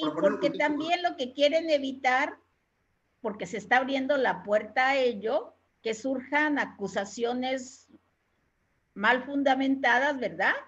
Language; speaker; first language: Spanish; native; Spanish